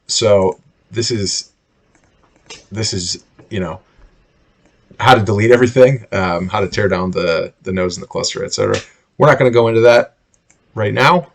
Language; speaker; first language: English; native; English